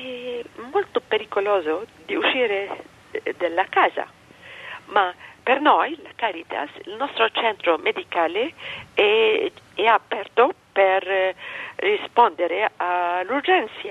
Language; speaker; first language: Italian; non-native, fluent; Arabic